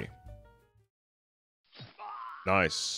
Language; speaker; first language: English; native; English